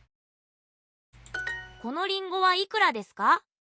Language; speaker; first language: Japanese; non-native, learner; English